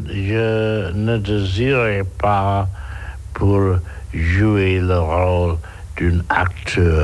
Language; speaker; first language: French; non-native, learner; English